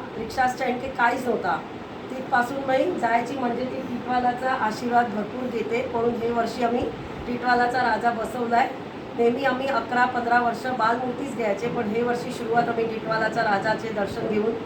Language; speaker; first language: Marathi; non-native, local second language; Gujarati